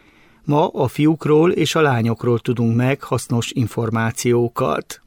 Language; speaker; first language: Hungarian; native; Hungarian